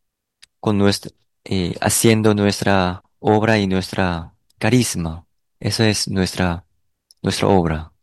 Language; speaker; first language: Spanish; non-native, learner; Korean